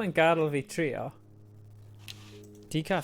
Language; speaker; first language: Welsh; native; Welsh